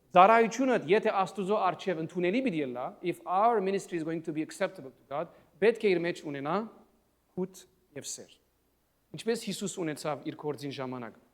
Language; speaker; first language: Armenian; early bilingual, heritage; Armenian